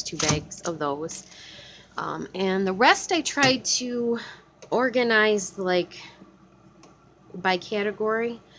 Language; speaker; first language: English; native; English